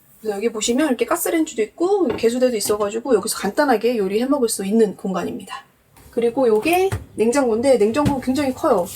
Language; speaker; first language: Korean; native; Korean